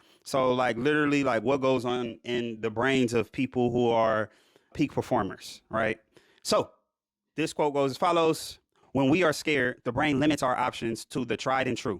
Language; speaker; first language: English; native; English